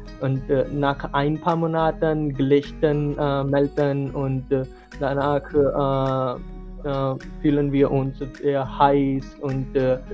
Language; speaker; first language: German; non-native, learner; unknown